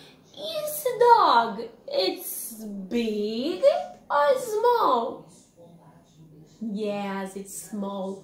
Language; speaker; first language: English; non-native, learner; Portuguese